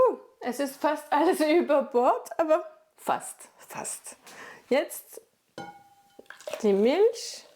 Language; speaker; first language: German; non-native, fluent; French